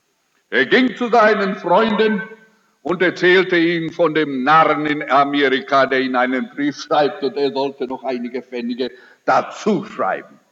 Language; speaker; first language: German; early bilingual, heritage; German